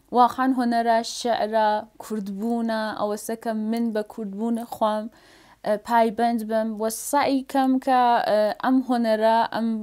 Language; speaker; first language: Central Kurdish; native; Central Kurdish